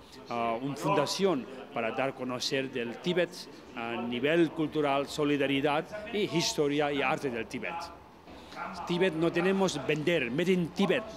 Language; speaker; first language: Spanish; non-native, learner; Tibetan